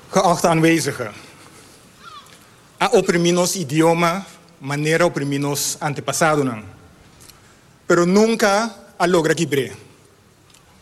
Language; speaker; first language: Dutch; non-native, fluent; Papiamento